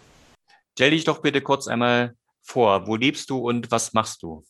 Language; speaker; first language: German; native; German